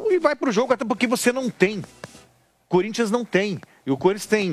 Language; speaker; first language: Portuguese; native; Portuguese